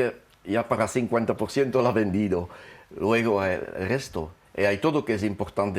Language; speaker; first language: Spanish; non-native, fluent; French